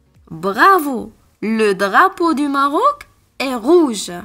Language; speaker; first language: French; non-native, local second language; Arabic